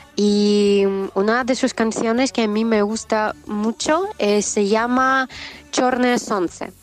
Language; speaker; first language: Spanish; non-native, fluent; Russian